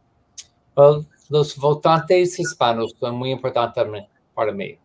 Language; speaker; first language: Spanish; non-native, learner; English